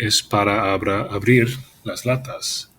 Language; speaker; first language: Spanish; non-native, fluent; English